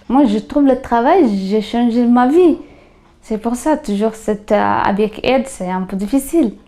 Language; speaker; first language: French; non-native, learner; Tigrinya